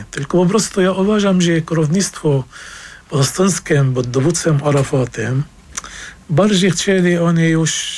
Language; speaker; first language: Polish; non-native, fluent; Arabic